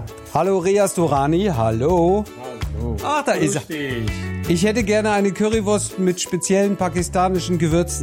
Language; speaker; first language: German; native; German